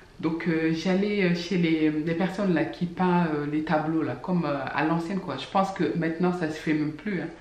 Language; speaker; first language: French; non-native, local second language; Fula